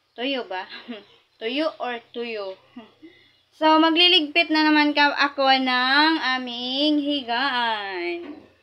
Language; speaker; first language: Filipino; non-native, local second language; Masbatenyo